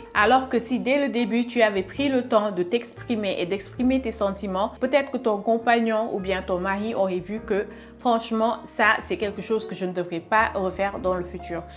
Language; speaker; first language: French; non-native, local second language; Wolof